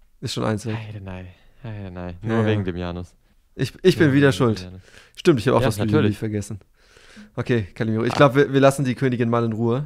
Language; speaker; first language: German; native; German